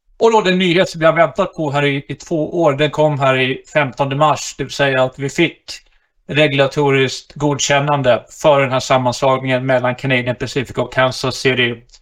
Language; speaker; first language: Swedish; native; Swedish